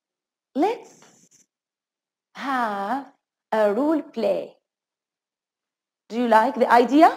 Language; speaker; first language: English; non-native, fluent; Arabic